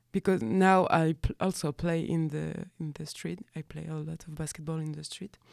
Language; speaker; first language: English; non-native, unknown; French